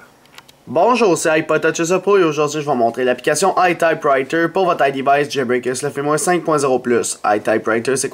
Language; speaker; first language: French; native; French